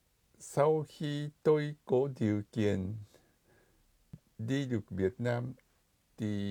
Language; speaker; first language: Vietnamese; non-native, fluent; Japanese